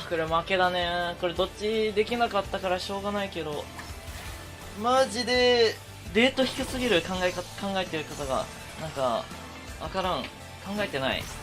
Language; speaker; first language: Japanese; native; Japanese